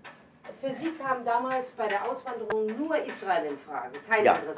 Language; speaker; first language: German; native; German